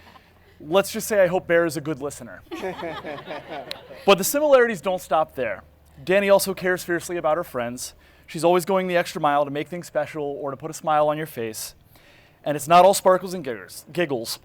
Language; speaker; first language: English; native; English